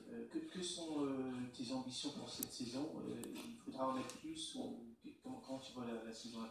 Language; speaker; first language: French; native; French